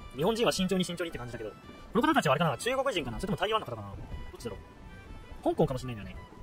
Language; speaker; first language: Japanese; native; Japanese